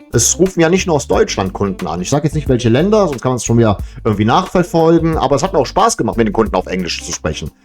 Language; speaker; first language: German; early bilingual, other home language; Serbian